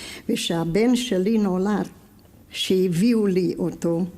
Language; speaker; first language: Hebrew; non-native, fluent; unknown